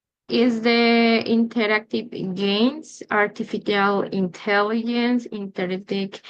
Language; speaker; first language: English; non-native, learner; Spanish